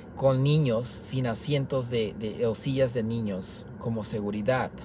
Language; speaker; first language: Spanish; native; Spanish